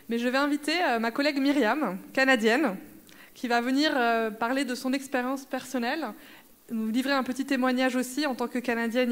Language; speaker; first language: French; native; French